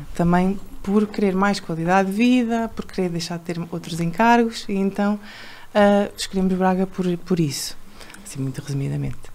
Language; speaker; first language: Portuguese; native; Portuguese